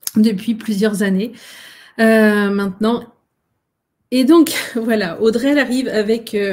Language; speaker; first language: French; native; French